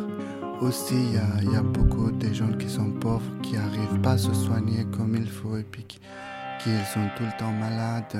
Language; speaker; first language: French; non-native, fluent; Persian